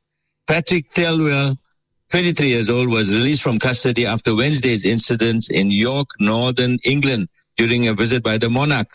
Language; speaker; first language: English; native; English